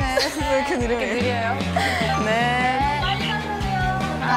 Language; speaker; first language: Korean; native; Korean